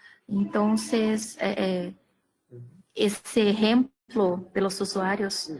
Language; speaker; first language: Spanish; non-native, learner; Portuguese